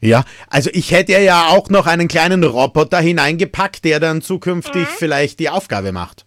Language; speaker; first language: German; native; German